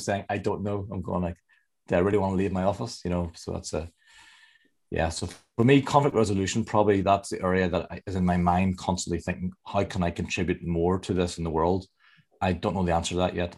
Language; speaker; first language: English; native; English